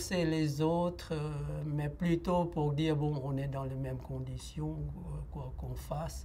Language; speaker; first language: French; non-native, fluent; Lao